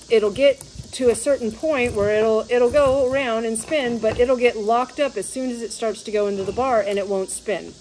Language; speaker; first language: English; native; English